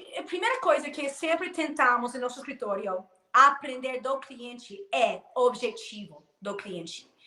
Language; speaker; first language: Portuguese; non-native, fluent; English